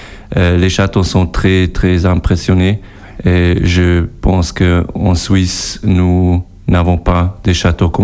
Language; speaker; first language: French; non-native, learner; German